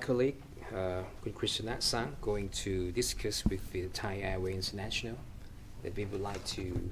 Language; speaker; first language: English; non-native, fluent; Thai